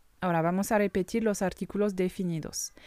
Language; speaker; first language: Spanish; non-native, fluent; French